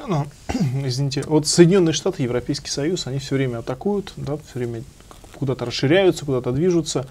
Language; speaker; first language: Russian; native; Russian